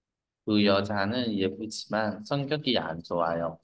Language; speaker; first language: Korean; non-native, learner; Vietnamese